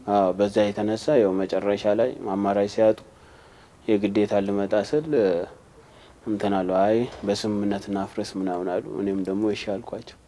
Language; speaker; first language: Amharic; non-native, local second language; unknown